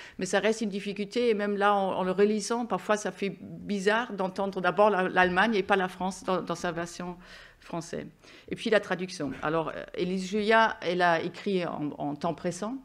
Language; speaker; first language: French; non-native, fluent; German